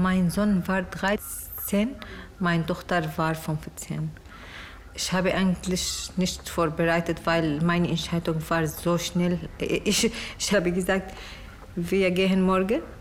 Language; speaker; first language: German; non-native, learner; Arabic